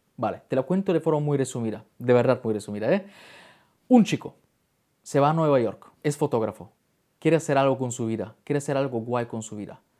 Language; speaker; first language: Spanish; non-native, fluent; Bulgarian